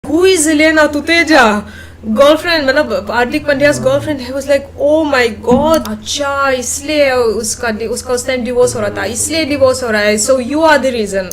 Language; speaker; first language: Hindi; non-native, fluent; Russian